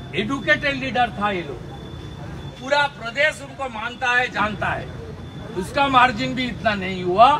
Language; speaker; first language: Hindi; non-native, local second language; Bangla